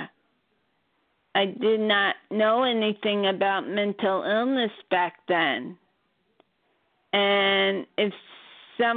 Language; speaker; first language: English; native; English